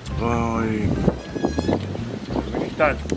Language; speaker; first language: German; native; German